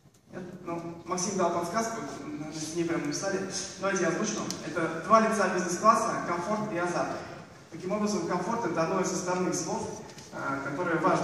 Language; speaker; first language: Russian; native; Russian